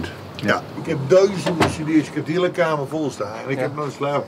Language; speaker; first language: Dutch; native; Dutch